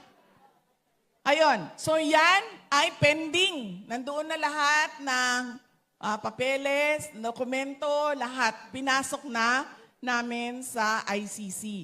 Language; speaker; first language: Filipino; non-native, local second language; Cebuano